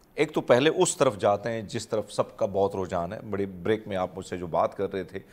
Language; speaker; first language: Urdu; non-native, local second language; Punjabi